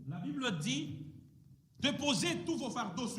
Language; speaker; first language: French; non-native, fluent; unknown